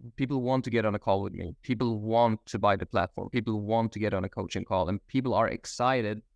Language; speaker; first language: English; non-native, fluent; Swedish